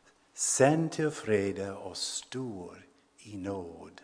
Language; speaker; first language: Swedish; non-native, fluent; English